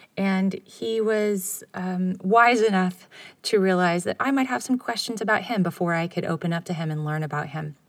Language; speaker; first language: English; native; English